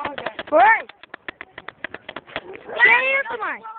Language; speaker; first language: Portuguese; native; Portuguese